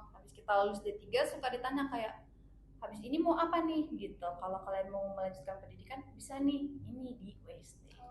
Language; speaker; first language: Indonesian; native; Indonesian